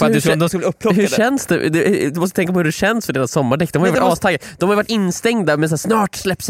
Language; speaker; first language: Swedish; native; Swedish